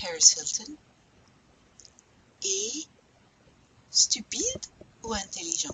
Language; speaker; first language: French; non-native, fluent; English